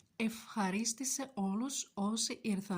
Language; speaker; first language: Greek; non-native, fluent; Turkish